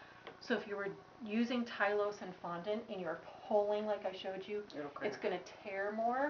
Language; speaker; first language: English; native; English